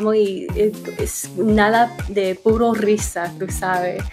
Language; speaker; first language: Spanish; early bilingual, other home language; English